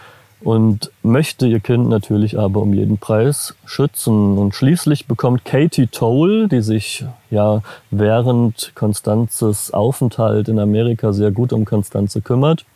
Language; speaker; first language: German; native; German